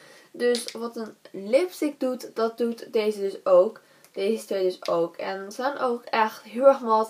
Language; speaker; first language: Dutch; native; Dutch